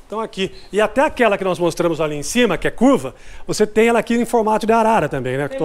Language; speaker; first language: Portuguese; native; Portuguese